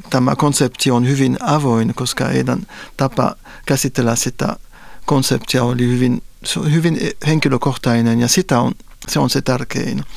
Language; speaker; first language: Finnish; non-native, fluent; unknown